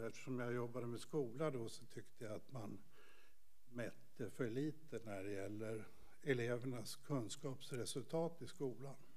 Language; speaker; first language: Swedish; native; Swedish